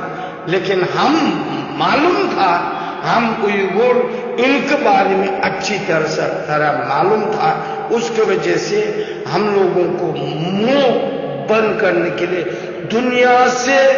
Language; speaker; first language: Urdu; non-native, learner; Uyghur